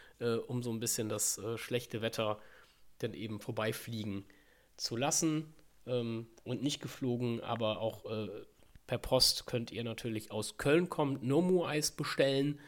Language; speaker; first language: German; native; German